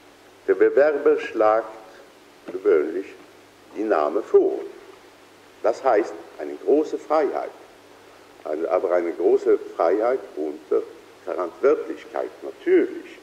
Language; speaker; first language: German; non-native, fluent; Swedish